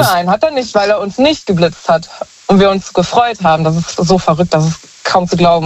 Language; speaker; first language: German; native; German